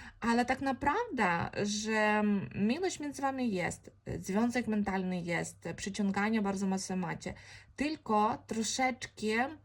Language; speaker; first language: Polish; non-native, fluent; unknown